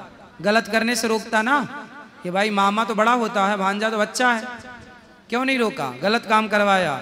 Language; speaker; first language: Hindi; native; Hindi